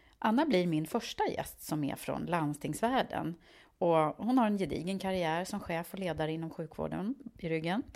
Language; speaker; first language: Swedish; native; Swedish